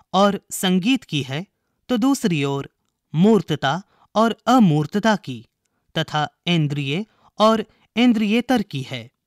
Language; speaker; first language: Hindi; native; Hindi